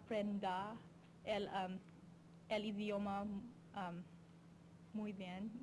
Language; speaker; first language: Spanish; non-native, learner; English